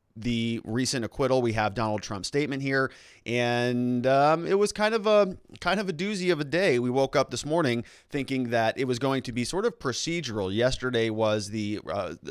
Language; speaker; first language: English; native; English